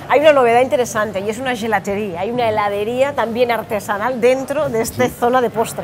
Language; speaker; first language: Spanish; native; Spanish